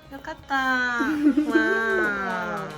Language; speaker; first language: Japanese; non-native, learner; English